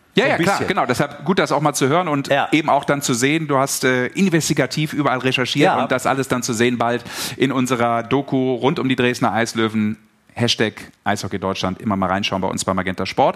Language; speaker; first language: German; native; German